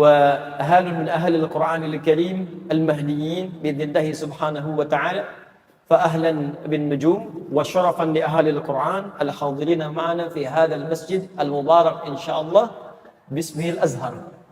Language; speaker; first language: Arabic; non-native, fluent; Indonesian